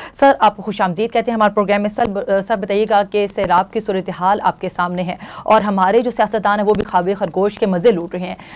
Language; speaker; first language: Urdu; native; Urdu